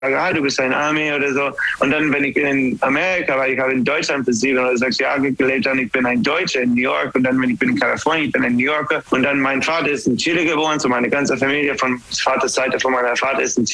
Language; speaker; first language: German; non-native, learner; English